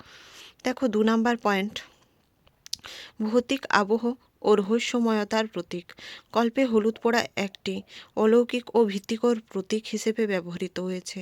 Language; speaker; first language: Bangla; native; Bangla